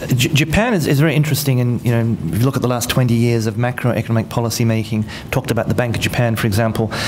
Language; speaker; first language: English; native; English